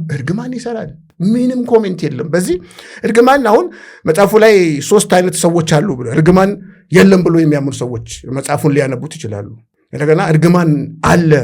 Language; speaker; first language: Amharic; native; Amharic